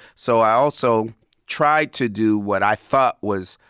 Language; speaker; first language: English; native; English